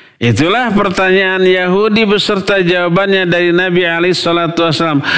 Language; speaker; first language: Indonesian; non-native, local second language; Sundanese